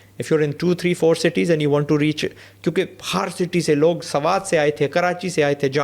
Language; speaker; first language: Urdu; non-native, fluent; English